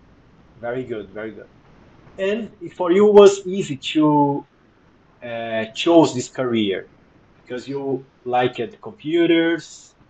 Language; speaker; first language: English; non-native, fluent; Portuguese